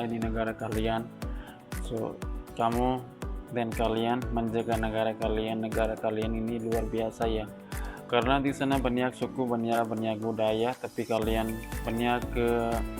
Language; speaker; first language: Indonesian; non-native, learner; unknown